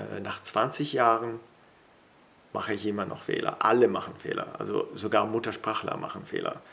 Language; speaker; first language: German; non-native, fluent; Italian